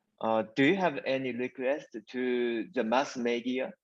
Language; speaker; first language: English; non-native, learner; Japanese